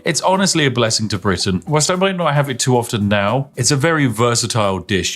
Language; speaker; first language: English; native; English